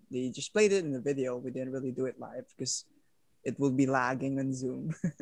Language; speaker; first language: English; non-native, local second language; Filipino